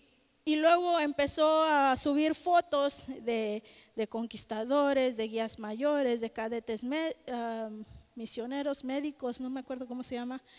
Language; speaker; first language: Spanish; native; Spanish